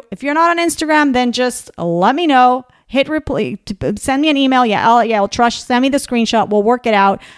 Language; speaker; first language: English; non-native, fluent; Spanish